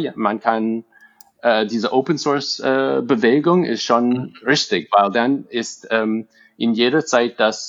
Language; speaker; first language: German; non-native, fluent; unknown